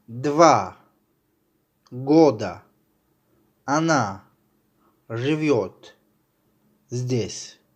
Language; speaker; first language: Russian; non-native, fluent; Tajik